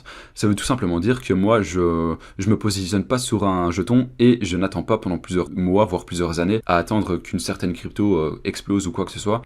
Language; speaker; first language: French; native; French